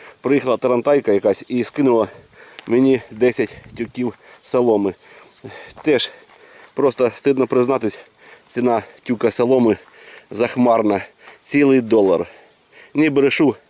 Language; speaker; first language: Ukrainian; native; Ukrainian